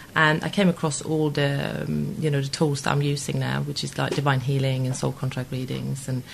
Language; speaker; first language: English; non-native, fluent; Swedish